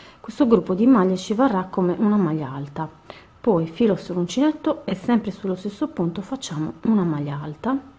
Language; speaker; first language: Italian; native; Italian